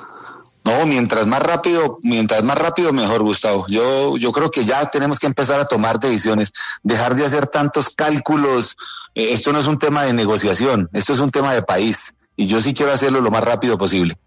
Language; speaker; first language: Spanish; native; Spanish